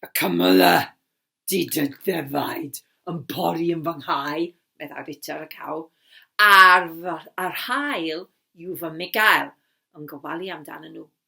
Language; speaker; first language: Welsh; non-native, local second language; English